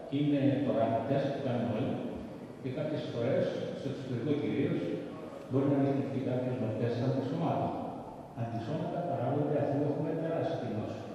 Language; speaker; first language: Greek; native; Greek